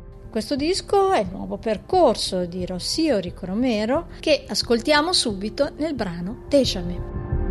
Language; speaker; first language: Italian; native; Italian